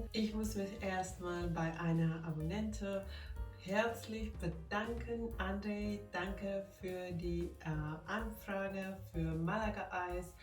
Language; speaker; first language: German; non-native, fluent; Finnish